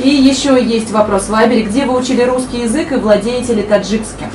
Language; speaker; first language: Russian; native; Russian